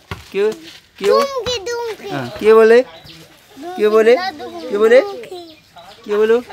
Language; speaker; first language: Hindi; non-native, local second language; Malayalam